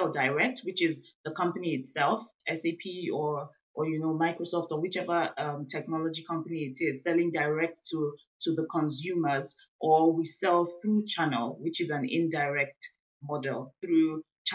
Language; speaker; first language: English; non-native, local second language; Igbo